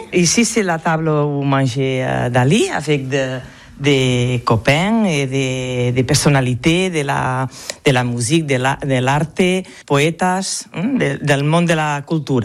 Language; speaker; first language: French; non-native, learner; Catalan